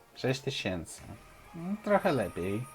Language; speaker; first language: Polish; non-native, fluent; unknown